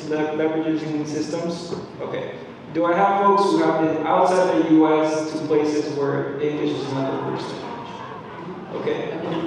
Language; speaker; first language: English; non-native, fluent; Spanish